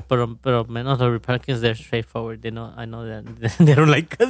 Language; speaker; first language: English; early bilingual, other home language; Spanish